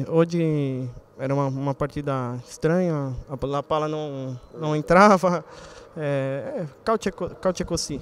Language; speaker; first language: Italian; non-native, fluent; Spanish